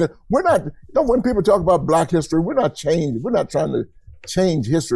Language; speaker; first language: English; native; English